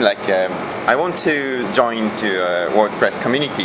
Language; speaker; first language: English; non-native, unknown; Japanese